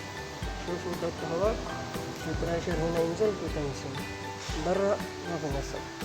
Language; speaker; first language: Arabic; non-native, learner; Punjabi